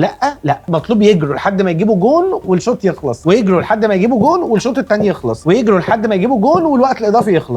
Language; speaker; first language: Arabic; native; Arabic